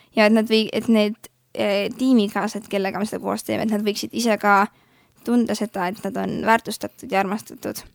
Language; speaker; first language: Estonian; native; Estonian